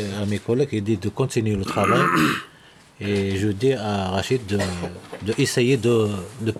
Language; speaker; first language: French; non-native, local second language; Arabic